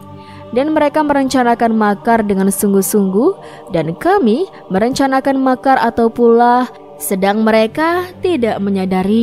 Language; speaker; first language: Indonesian; native; Indonesian